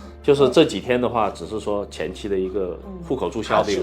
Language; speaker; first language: Chinese; native; Chinese